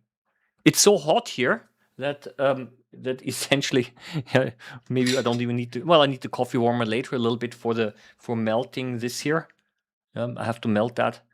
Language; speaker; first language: English; non-native, fluent; German